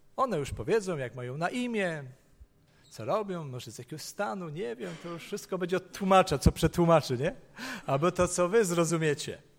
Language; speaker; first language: Polish; native; Polish